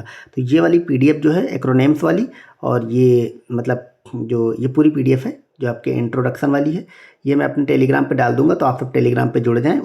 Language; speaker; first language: Hindi; native; Hindi